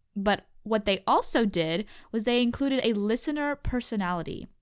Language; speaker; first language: English; native; English